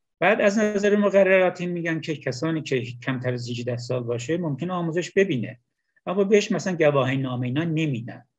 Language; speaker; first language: Persian; non-native, local second language; Azerbaijani